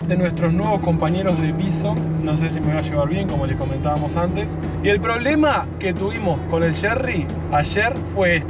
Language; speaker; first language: Spanish; native; Spanish